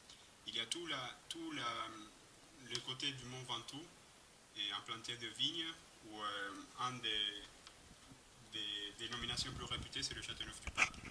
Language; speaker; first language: French; non-native, fluent; Spanish